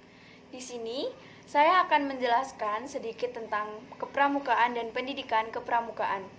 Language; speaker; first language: Indonesian; native; Indonesian